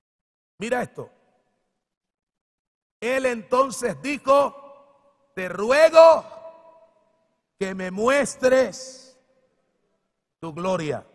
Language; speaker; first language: Spanish; native; Spanish